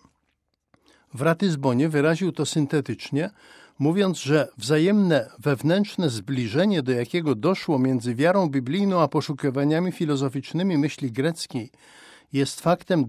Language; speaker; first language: Polish; native; Polish